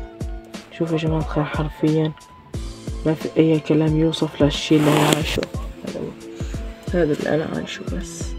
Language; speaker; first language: Arabic; native; Arabic